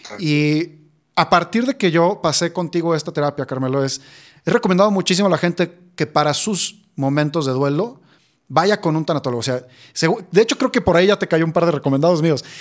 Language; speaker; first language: Spanish; native; Spanish